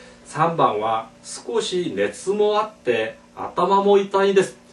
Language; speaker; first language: Japanese; non-native, fluent; Korean